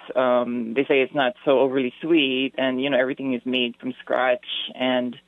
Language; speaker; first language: English; native; English